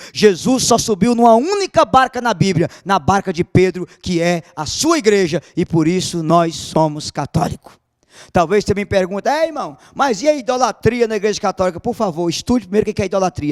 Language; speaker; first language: Portuguese; native; Portuguese